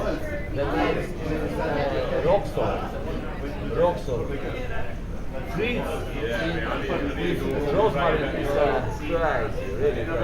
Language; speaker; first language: English; non-native, learner; Polish